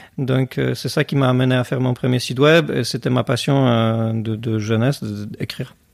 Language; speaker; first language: French; non-native, fluent; Polish